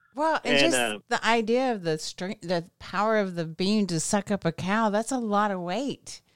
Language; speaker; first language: English; native; English